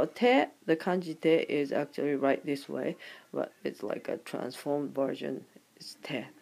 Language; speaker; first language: English; non-native, fluent; Japanese